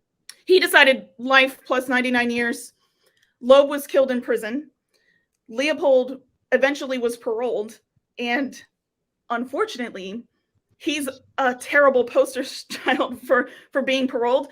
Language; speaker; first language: English; native; English